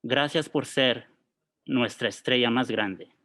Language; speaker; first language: Spanish; early bilingual, heritage; Spanish